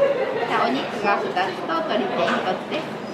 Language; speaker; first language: Japanese; native; Japanese